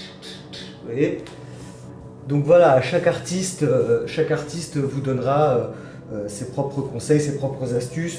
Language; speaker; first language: French; native; French